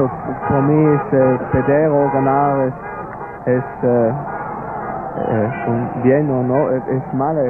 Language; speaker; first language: Spanish; non-native, learner; German